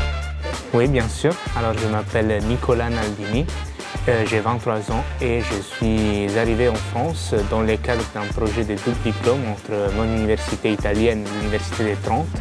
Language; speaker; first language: French; non-native, fluent; Italian